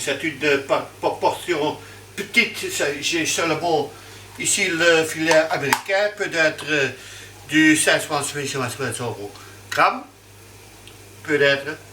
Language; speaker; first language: French; non-native, learner; Dutch